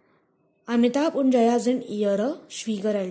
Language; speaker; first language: German; non-native, fluent; Marathi